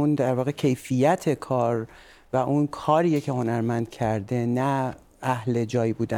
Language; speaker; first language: Persian; native; Persian